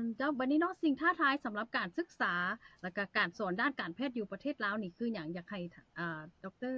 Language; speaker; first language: Lao; native; Lao